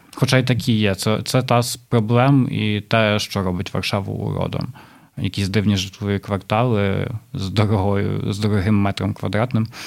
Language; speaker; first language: Ukrainian; non-native, local second language; Russian